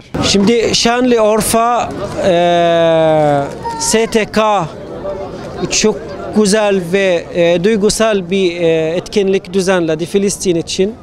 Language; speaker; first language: Turkish; non-native, fluent; Arabic